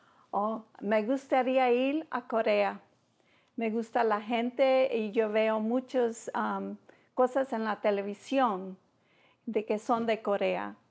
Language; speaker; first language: Spanish; early bilingual, heritage; Spanish